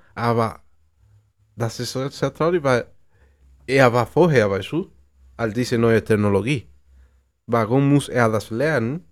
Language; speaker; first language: German; non-native, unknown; Spanish